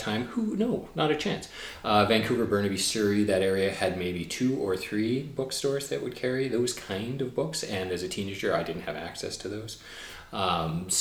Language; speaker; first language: English; native; English